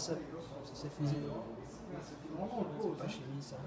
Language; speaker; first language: French; non-native, fluent; Dutch